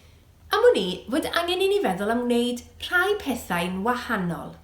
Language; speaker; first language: Welsh; native; Welsh